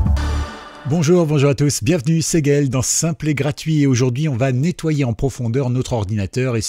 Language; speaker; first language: French; native; French